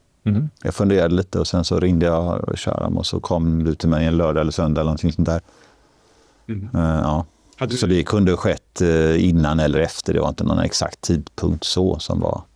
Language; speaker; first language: Swedish; native; Swedish